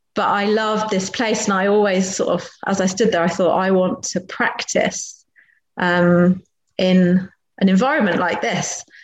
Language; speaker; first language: English; native; English